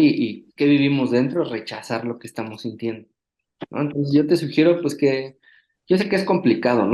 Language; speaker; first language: Spanish; native; Spanish